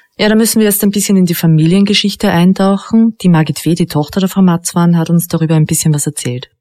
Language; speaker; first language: German; native; German